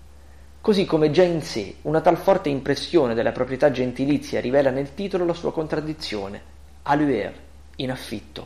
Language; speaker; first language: Italian; native; Italian